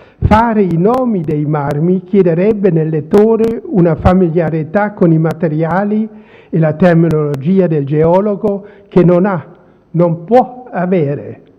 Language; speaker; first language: Italian; non-native, fluent; German